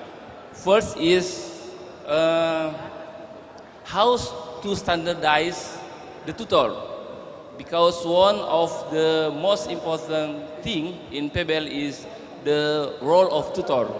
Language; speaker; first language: English; non-native, learner; Indonesian